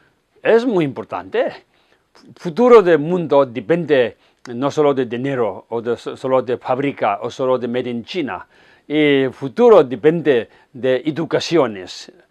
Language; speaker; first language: Spanish; non-native, fluent; Tibetan